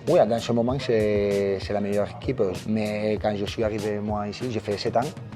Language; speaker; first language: French; non-native, learner; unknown